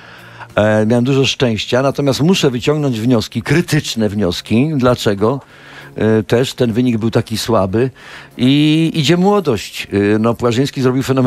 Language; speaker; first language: Polish; native; Polish